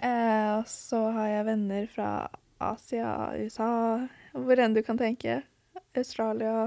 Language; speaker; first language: Norwegian; early bilingual, other home language; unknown